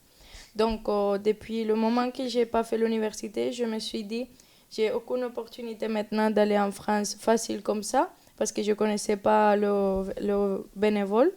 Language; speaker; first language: French; non-native, learner; Spanish